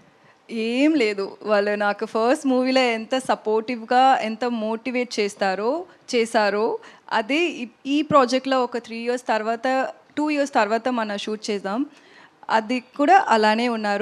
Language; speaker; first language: Telugu; non-native, learner; Tamil